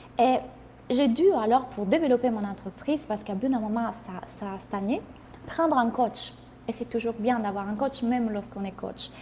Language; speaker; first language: French; non-native, fluent; Italian